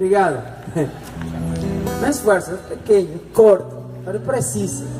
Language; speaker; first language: Portuguese; non-native, learner; Spanish